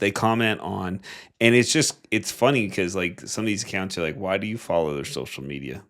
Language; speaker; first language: English; native; English